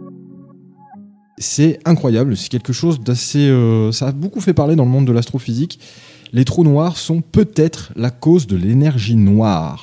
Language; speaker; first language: French; native; French